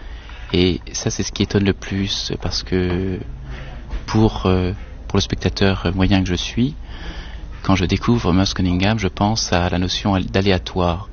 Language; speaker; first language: French; native; French